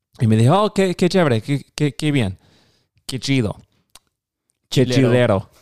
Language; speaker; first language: Spanish; non-native, fluent; English